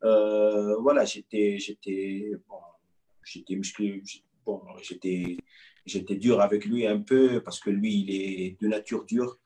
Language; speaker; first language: French; non-native, local second language; Arabic